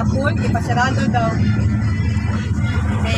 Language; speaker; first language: Filipino; non-native, local second language; Cebuano